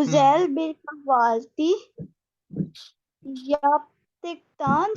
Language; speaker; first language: Turkish; non-native, learner; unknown